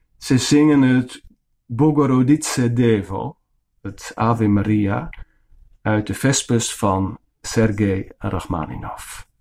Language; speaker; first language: Dutch; non-native, local second language; Western Frisian